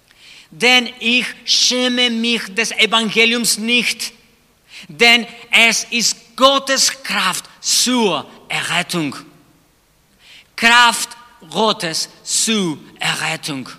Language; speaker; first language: German; non-native, fluent; Spanish